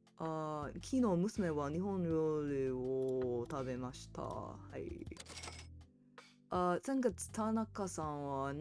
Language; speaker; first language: Japanese; non-native, learner; English